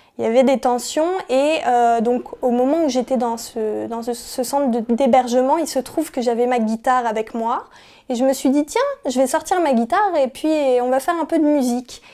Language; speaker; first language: French; native; French